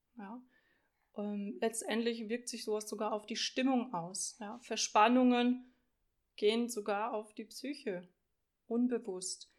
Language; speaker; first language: German; early bilingual, other home language; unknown